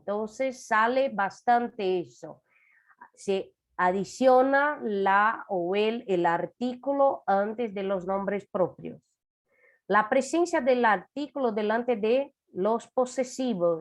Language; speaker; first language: Spanish; non-native, fluent; Portuguese